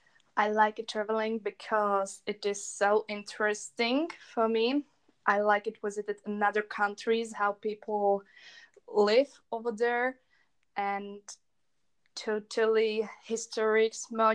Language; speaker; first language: English; non-native, learner; Czech